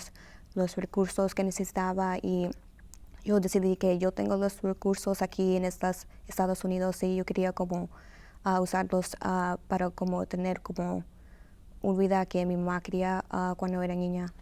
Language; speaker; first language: Spanish; early bilingual, heritage; Spanish